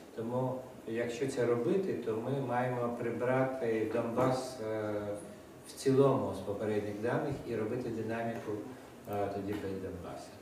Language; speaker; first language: Ukrainian; non-native, local second language; Russian